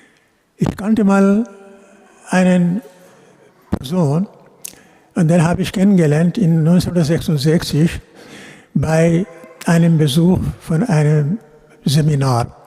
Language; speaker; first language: German; non-native, fluent; Urdu